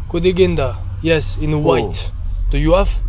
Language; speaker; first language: English; non-native, learner; French